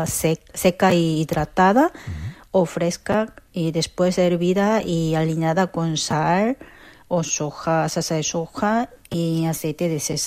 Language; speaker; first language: Spanish; non-native, fluent; Korean